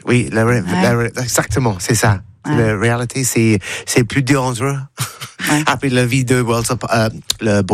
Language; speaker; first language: French; non-native, learner; English